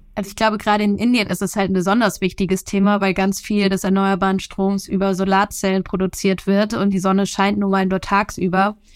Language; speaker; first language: German; native; German